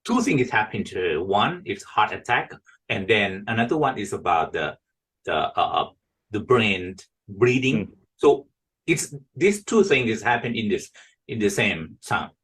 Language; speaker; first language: English; non-native, fluent; Thai